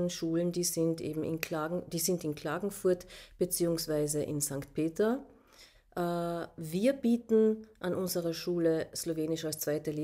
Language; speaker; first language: German; non-native, local second language; Slovenian